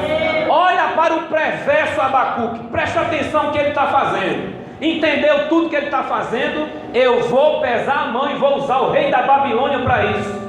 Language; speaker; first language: Portuguese; native; Portuguese